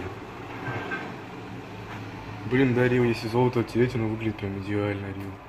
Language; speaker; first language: Russian; native; Russian